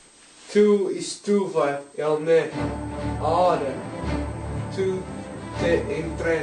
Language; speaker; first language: Spanish; non-native, learner; English